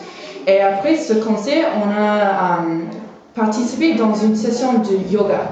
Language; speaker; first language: French; non-native, fluent; English